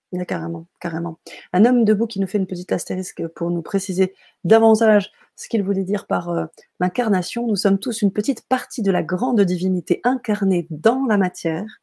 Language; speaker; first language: French; native; French